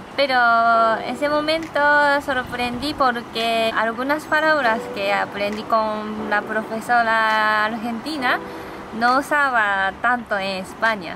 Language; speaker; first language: Spanish; non-native, fluent; Japanese